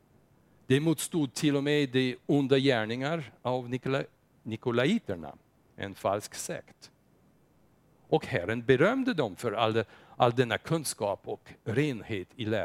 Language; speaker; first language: Swedish; non-native, fluent; English